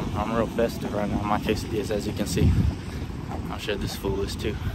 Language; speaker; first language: English; native; English